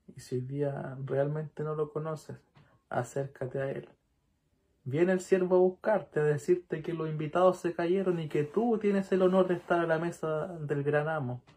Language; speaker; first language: Spanish; native; Spanish